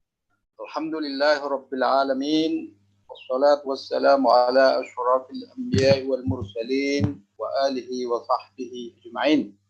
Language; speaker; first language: Arabic; non-native, local second language; Indonesian